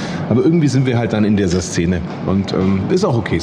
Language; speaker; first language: German; native; German